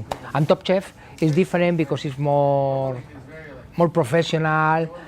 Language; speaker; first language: English; non-native, learner; Spanish